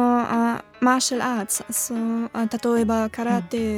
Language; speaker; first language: Japanese; non-native, learner; German